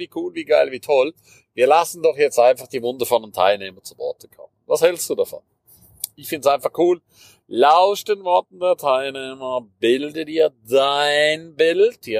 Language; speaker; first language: German; native; German